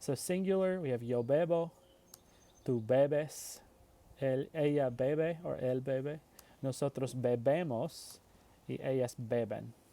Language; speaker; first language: Spanish; non-native, fluent; English